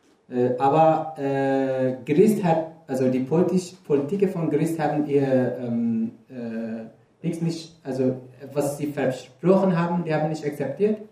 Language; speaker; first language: German; non-native, fluent; Kurdish